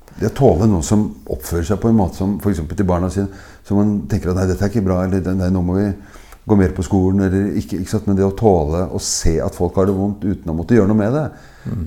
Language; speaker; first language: Norwegian; native; Norwegian